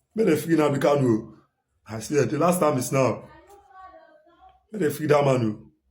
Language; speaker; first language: Nigerian Pidgin; native; Nigerian Pidgin